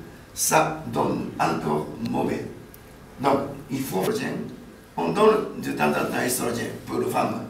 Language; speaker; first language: French; non-native, learner; Japanese